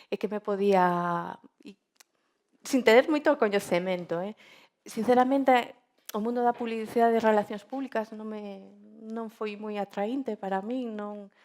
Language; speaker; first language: Galician; non-native, local second language; Spanish